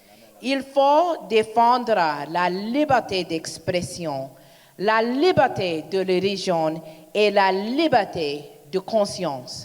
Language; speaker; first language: French; non-native, learner; English